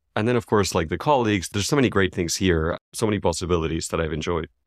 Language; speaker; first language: English; non-native, fluent; Spanish